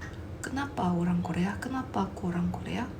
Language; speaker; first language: Indonesian; non-native, fluent; Korean